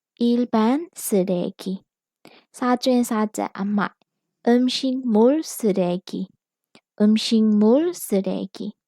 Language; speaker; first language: Korean; non-native, fluent; Burmese